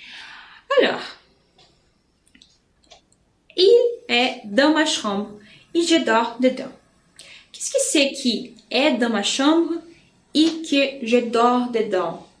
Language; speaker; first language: French; non-native, fluent; Portuguese